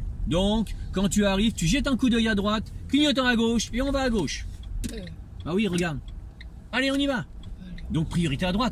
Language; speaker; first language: French; native; French